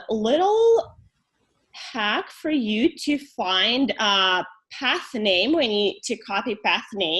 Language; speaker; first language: English; non-native, fluent; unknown